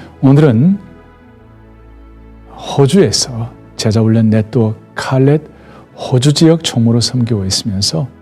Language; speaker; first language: Korean; native; Korean